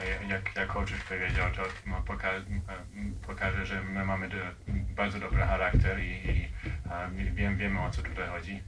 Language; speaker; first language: Polish; early bilingual, heritage; English